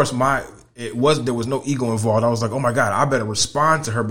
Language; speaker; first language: English; native; English